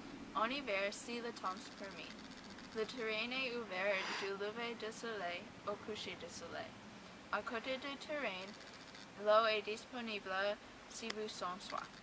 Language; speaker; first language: French; non-native, learner; English